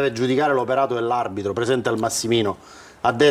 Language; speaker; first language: Italian; native; Italian